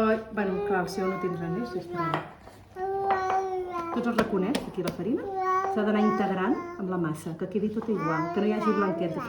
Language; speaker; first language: Catalan; native; Catalan